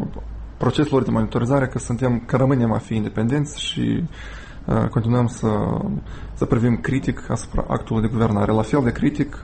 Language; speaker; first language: Romanian; native; Romanian